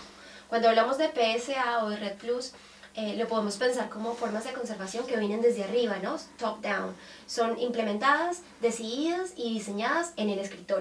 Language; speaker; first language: Spanish; native; Spanish